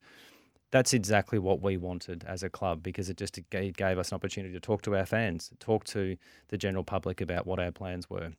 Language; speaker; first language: English; native; English